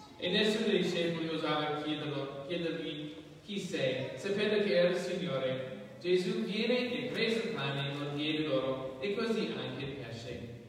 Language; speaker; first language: Italian; non-native, fluent; English